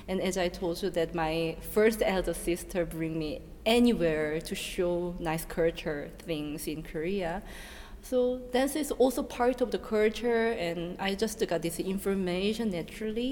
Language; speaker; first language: English; non-native, learner; Korean